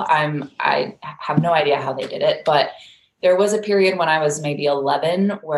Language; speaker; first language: English; native; English